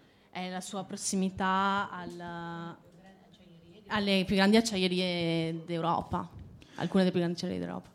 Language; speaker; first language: Italian; native; Italian